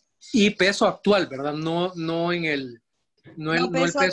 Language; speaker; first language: Spanish; native; Spanish